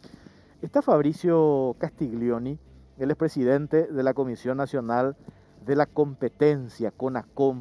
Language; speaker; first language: Spanish; native; Spanish